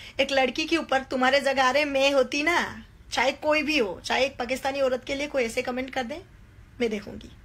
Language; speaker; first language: Hindi; non-native, local second language; Nepali